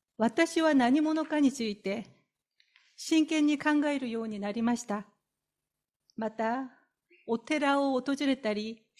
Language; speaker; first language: Japanese; non-native, fluent; Korean